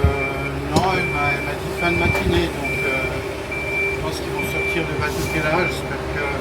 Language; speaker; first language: French; native; French